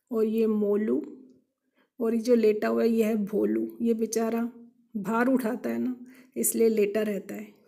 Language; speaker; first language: Hindi; non-native, local second language; Kannada